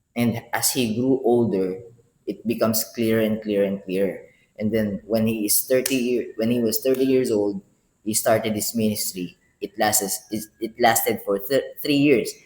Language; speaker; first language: English; non-native, local second language; Filipino